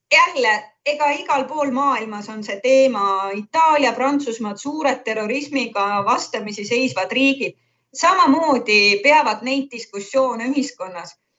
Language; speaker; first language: Estonian; native; Estonian